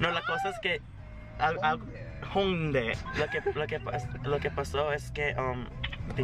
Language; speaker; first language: Spanish; native; Spanish